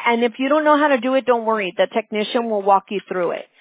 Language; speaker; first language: English; early bilingual, other home language; Spanish